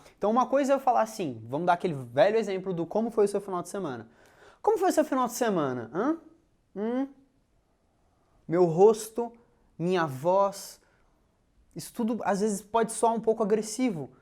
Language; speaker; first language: Portuguese; native; Portuguese